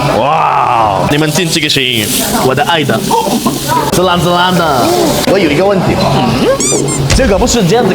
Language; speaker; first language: Chinese; non-native, learner; Korean